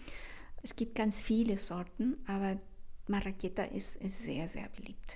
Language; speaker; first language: German; non-native, fluent; Spanish